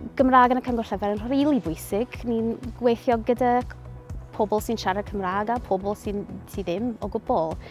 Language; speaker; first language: Welsh; non-native, local second language; English